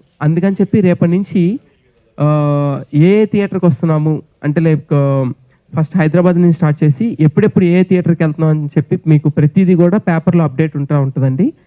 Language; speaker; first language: Telugu; native; Telugu